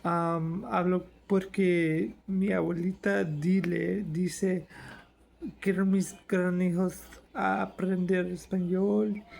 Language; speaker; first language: Spanish; early bilingual, other home language; English